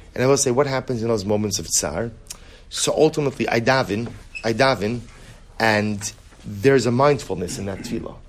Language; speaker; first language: English; native; English